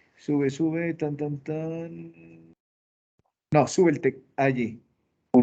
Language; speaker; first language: Spanish; native; Spanish